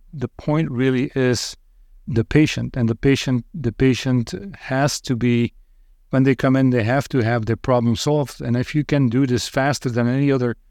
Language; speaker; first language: English; non-native, fluent; Dutch